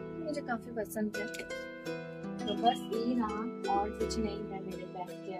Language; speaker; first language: Hindi; non-native, local second language; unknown